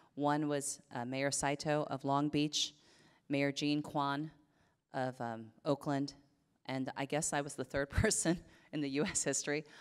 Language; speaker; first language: English; native; English